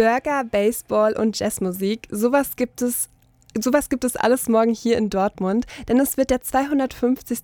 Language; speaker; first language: German; native; German